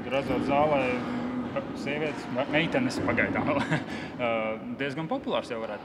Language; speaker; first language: Latvian; native; Latvian